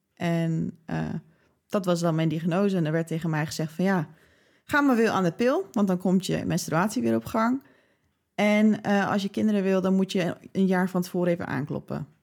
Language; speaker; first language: Dutch; early bilingual, other home language; English